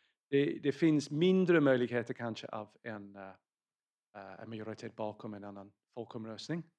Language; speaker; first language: Swedish; non-native, fluent; English